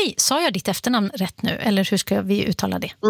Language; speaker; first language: Swedish; native; Swedish